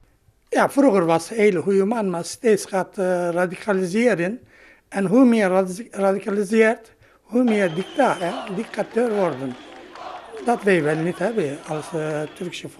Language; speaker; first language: Dutch; non-native, learner; Turkish